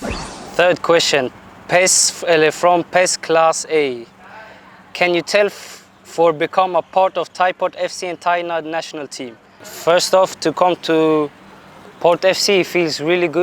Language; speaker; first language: English; non-native, fluent; Swedish